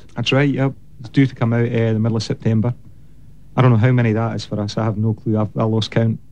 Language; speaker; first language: English; native; English